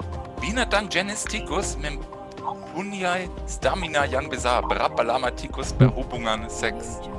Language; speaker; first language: Indonesian; non-native, fluent; German